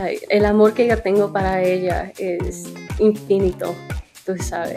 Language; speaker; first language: Spanish; early bilingual, other home language; English